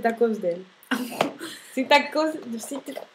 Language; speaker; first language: French; non-native, fluent; Spanish